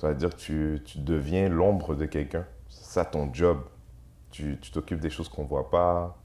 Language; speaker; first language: French; early bilingual, other home language; Haitian Creole